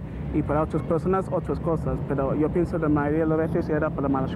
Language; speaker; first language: Spanish; non-native, learner; English